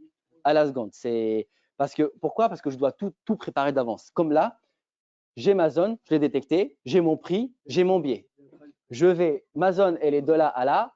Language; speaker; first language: French; native; French